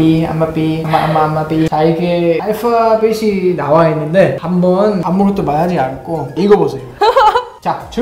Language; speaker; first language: Korean; non-native, fluent; German